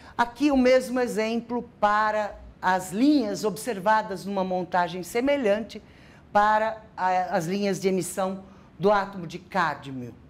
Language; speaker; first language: Portuguese; native; Portuguese